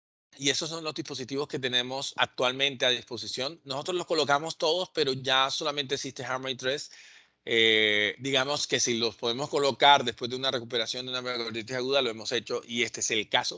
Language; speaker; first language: Spanish; native; Spanish